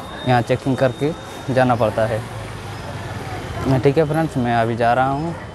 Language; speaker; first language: Hindi; non-native, local second language; Odia